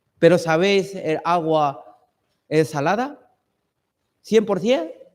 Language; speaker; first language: Spanish; non-native, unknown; Chinese